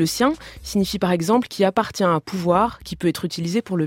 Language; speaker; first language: French; native; French